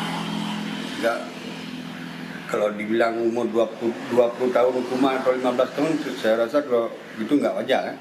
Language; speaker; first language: Indonesian; non-native, local second language; Achinese